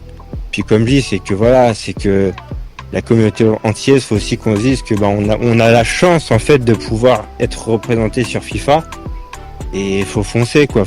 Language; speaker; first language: French; native; French